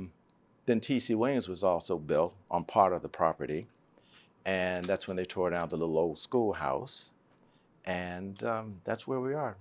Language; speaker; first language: English; native; English